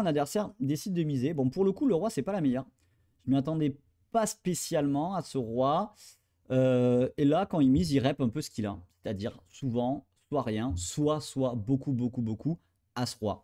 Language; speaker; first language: French; native; French